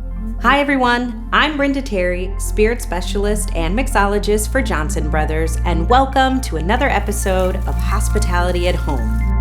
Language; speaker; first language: English; native; English